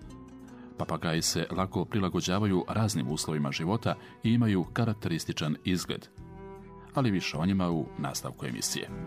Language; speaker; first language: Croatian; native; Croatian